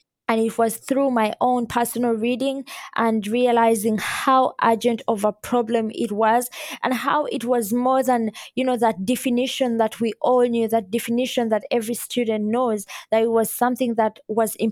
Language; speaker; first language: English; non-native, local second language; Ganda